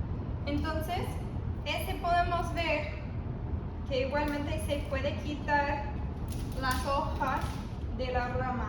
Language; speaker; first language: Spanish; early bilingual, heritage; Spanish